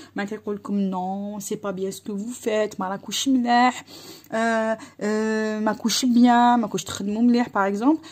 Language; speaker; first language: French; non-native, local second language; Arabic